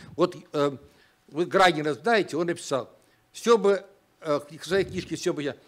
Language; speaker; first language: Russian; native; Russian